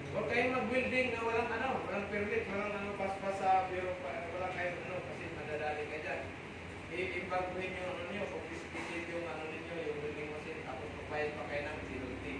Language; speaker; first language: Filipino; non-native, local second language; Cebuano